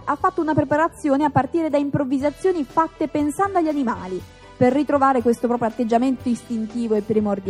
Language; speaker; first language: Italian; native; Italian